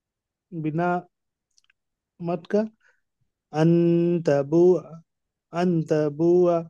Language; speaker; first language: Urdu; native; Urdu